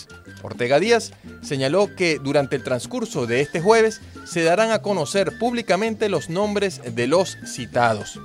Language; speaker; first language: Spanish; native; Spanish